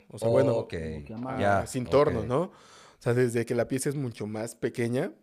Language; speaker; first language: Spanish; native; Spanish